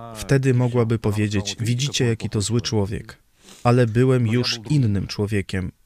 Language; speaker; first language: Polish; non-native, fluent; Russian